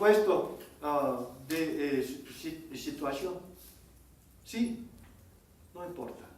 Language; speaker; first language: Spanish; non-native, learner; Korean